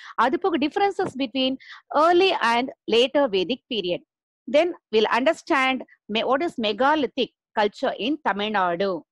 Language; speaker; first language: English; non-native, local second language; Tamil